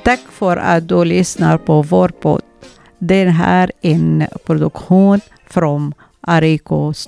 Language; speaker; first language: Swedish; non-native, learner; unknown